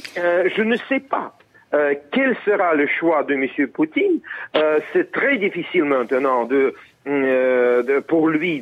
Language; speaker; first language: French; non-native, fluent; Russian